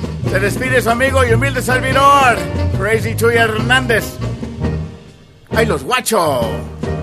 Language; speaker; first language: Spanish; early bilingual, heritage; Spanish